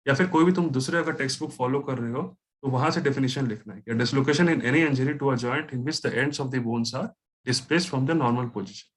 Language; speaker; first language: Hindi; non-native, local second language; Bangla